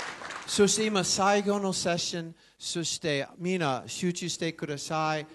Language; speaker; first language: Japanese; non-native, learner; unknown